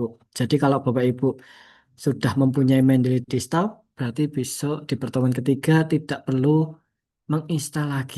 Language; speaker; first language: Indonesian; native; Indonesian